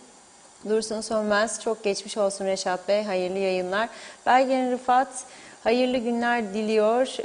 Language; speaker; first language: Turkish; native; Turkish